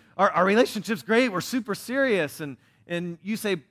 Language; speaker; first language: English; native; English